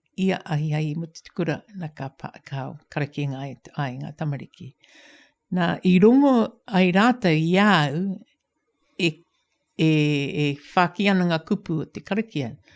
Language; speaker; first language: Māori; native; Māori